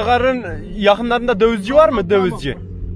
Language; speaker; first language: Turkish; native; Turkish